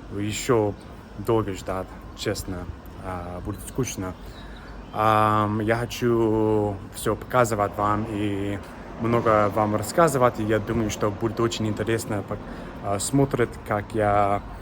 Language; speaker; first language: Russian; non-native, learner; English